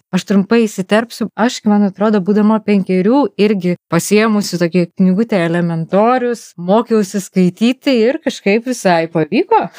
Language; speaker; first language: Lithuanian; native; Lithuanian